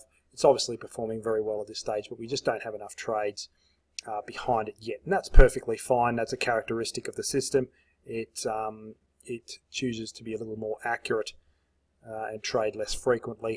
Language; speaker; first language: English; native; English